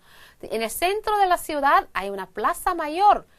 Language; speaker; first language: Spanish; non-native, fluent; Korean